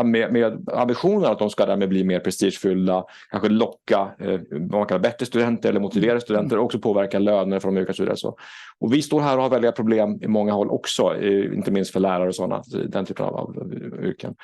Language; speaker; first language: Swedish; native; Swedish